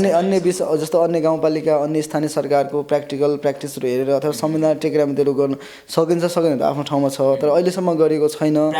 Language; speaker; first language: Nepali; non-native, local second language; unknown